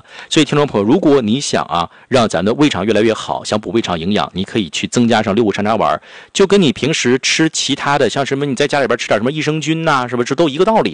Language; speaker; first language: Chinese; native; Chinese